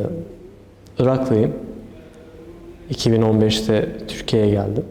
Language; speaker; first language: Turkish; early bilingual, other home language; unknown